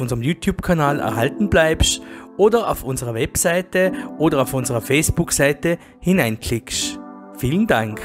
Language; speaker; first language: German; native; German